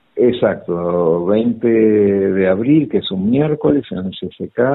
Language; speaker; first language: Spanish; native; Spanish